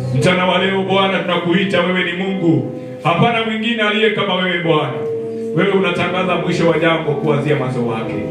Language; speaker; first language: Swahili; non-native, local second language; Luyia